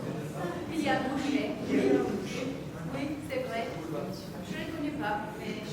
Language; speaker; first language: French; non-native, fluent; Spanish